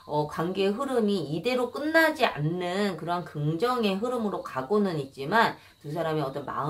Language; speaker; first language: Korean; native; Korean